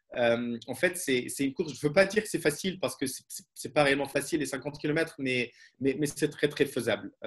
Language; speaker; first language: French; non-native, local second language; Arabic